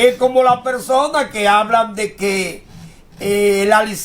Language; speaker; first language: Spanish; native; Spanish